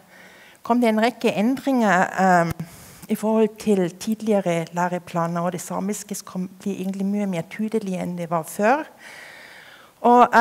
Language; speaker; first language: Norwegian; non-native, fluent; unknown